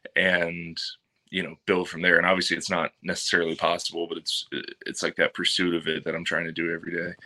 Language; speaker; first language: English; native; English